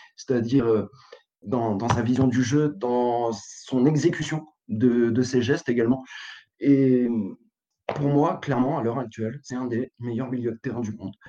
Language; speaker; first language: French; native; French